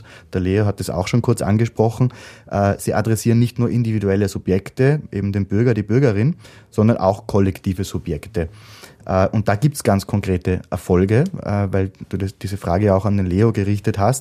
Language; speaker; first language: German; native; German